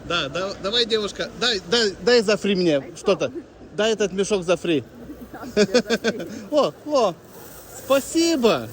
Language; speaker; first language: Russian; non-native, fluent; Lithuanian